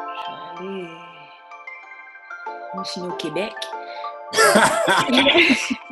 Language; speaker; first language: French; early bilingual, other home language; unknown